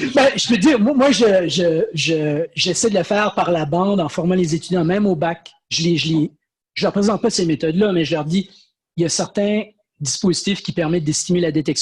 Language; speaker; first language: French; native; French